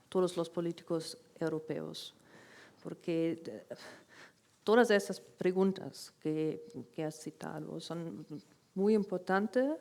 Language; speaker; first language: Spanish; non-native, fluent; German